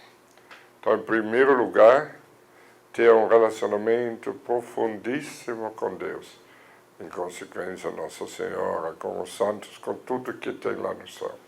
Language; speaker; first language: Portuguese; non-native, fluent; German